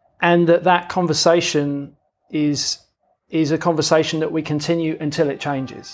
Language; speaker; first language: English; native; English